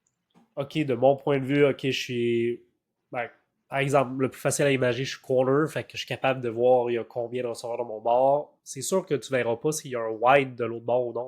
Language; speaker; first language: French; native; French